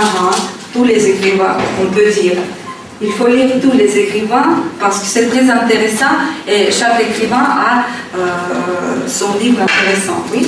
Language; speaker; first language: French; non-native, fluent; Russian